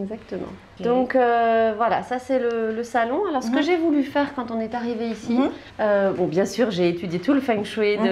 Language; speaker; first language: French; native; French